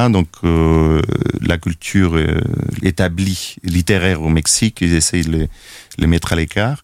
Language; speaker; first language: French; non-native, fluent; Spanish